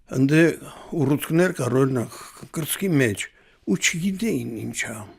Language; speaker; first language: Armenian; native; Armenian